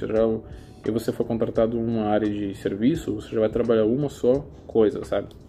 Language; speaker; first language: Portuguese; non-native, learner; Russian